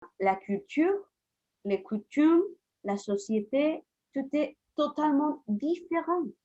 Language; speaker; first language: French; non-native, fluent; Spanish